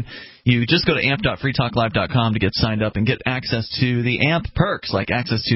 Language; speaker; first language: English; native; English